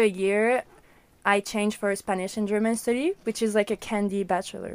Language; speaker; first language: English; non-native, fluent; French